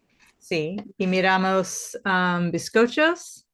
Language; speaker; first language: Spanish; non-native, learner; English